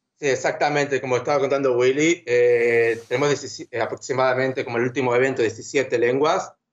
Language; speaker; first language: Spanish; native; Spanish